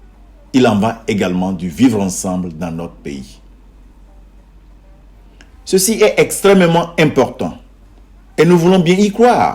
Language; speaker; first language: French; native; French